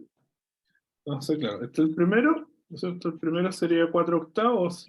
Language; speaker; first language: Spanish; native; Spanish